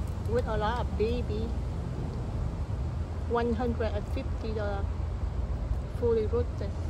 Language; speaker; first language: English; non-native, learner; Vietnamese